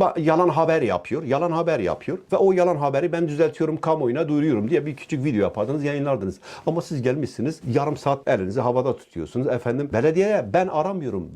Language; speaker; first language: Turkish; non-native, local second language; Kurdish